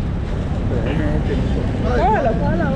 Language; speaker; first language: Spanish; native; Spanish